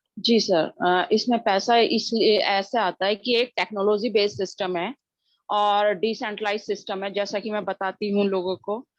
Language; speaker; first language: Hindi; native; Hindi